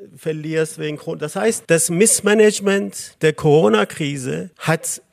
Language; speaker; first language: German; non-native, fluent; Persian